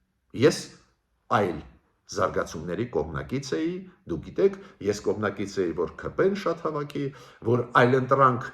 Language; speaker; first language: Armenian; native; Armenian